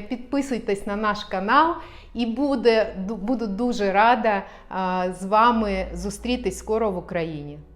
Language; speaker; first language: Ukrainian; non-native, local second language; Russian